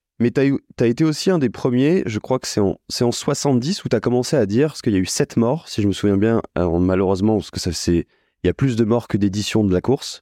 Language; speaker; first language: French; native; French